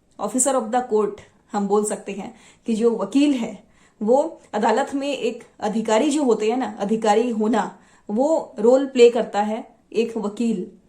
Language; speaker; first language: Hindi; non-native, local second language; Assamese